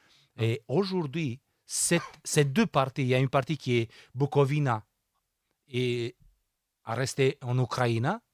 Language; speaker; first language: French; non-native, fluent; Romanian